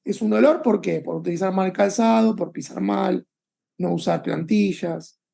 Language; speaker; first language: Spanish; native; Spanish